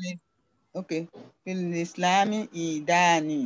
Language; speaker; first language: Arabic; non-native, learner; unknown